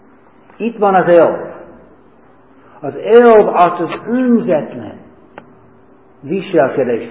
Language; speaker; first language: Hungarian; non-native, fluent; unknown